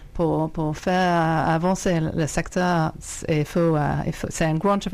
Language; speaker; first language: French; non-native, fluent; English